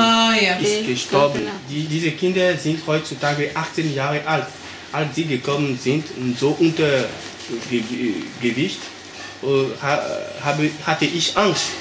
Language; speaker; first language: German; non-native, fluent; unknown